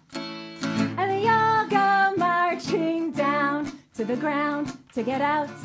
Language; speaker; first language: English; native; English